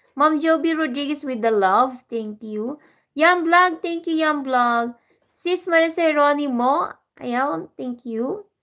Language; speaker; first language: English; non-native, local second language; Filipino